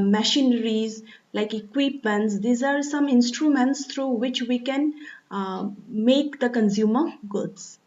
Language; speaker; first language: English; non-native, local second language; Assamese